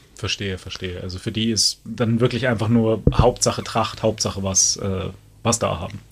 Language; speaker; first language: German; native; German